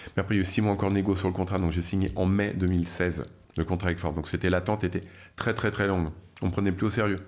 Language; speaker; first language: French; native; French